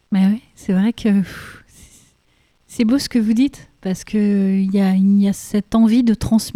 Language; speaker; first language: French; native; French